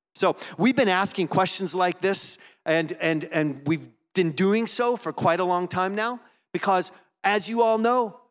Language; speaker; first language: English; native; English